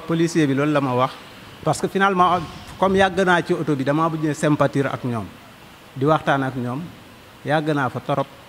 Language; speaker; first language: Wolof; non-native, local second language; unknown